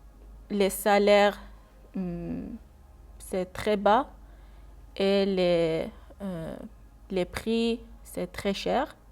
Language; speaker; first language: French; non-native, learner; Persian